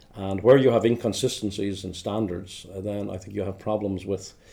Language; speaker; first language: English; native; English